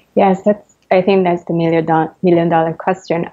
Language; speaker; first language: English; non-native, fluent; Italian